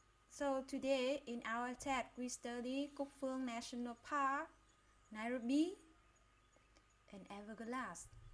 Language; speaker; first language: English; non-native, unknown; Vietnamese